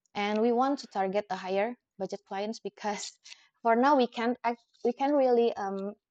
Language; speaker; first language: English; non-native, fluent; Indonesian